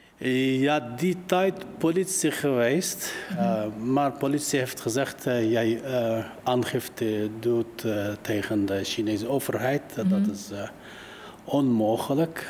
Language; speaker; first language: Dutch; non-native, learner; Uyghur